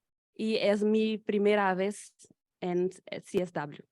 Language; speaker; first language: Spanish; non-native, learner; Portuguese